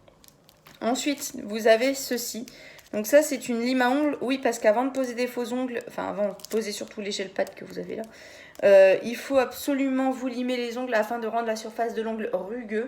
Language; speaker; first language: French; native; French